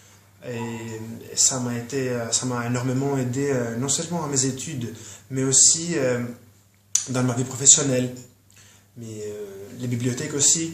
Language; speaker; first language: French; non-native, fluent; Greek